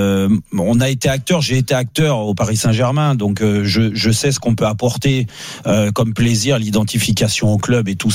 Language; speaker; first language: French; native; French